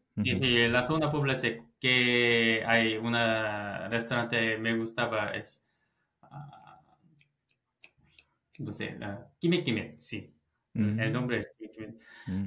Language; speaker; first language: Spanish; non-native, learner; Korean